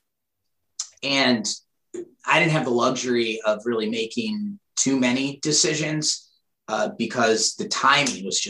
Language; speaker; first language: English; native; English